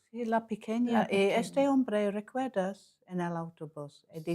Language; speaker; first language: Spanish; non-native, learner; English